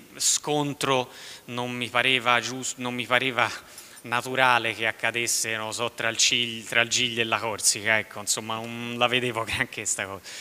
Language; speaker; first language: Italian; native; Italian